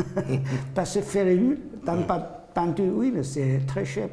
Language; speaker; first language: French; non-native, learner; Chinese